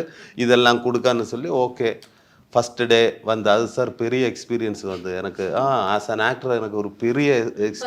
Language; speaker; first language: Tamil; non-native, learner; Malayalam